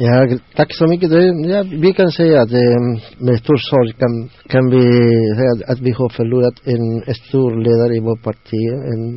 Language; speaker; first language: Swedish; non-native, learner; Spanish